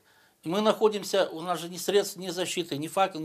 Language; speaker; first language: Russian; native; Russian